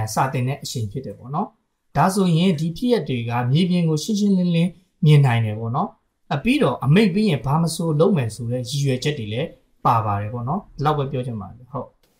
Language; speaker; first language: Burmese; native; Burmese